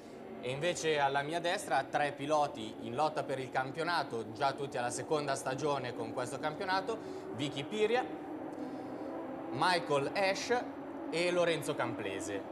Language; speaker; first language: Italian; native; Italian